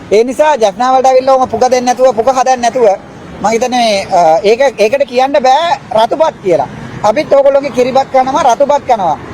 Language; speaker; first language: Sinhala; non-native, local second language; Tamil